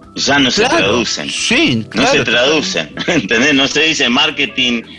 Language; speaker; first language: Spanish; early bilingual, other home language; English